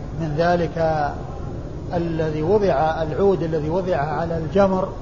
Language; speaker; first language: Arabic; native; Arabic